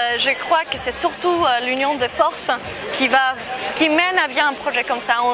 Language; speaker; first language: French; non-native, fluent; Spanish